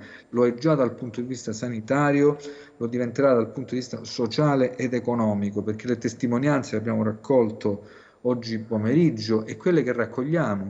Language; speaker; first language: Italian; native; Italian